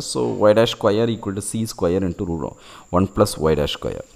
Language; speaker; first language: English; non-native, local second language; Tamil